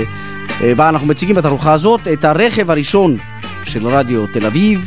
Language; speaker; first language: Hebrew; native; Hebrew